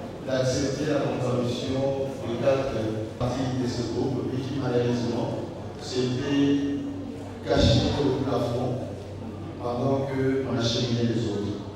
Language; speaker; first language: French; non-native, local second language; Lingala